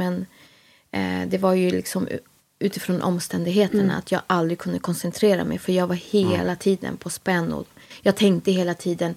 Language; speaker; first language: Swedish; early bilingual, other home language; Spanish